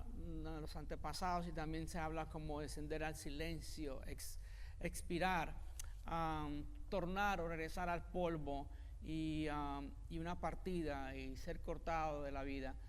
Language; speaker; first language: Spanish; native; Spanish